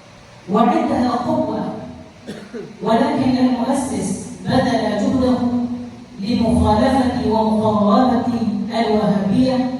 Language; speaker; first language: Arabic; non-native, fluent; Achinese